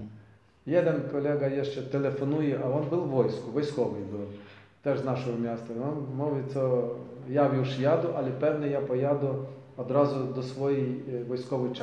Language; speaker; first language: Polish; non-native, learner; Ukrainian